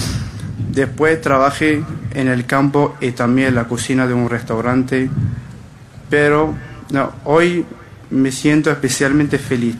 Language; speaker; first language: Spanish; non-native, fluent; Arabic